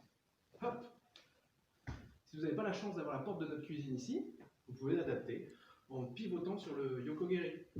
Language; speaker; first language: French; native; French